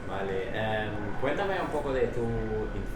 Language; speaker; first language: Spanish; non-native, fluent; English